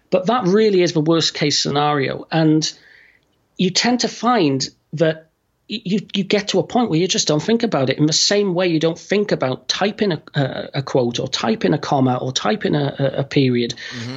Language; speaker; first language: English; native; English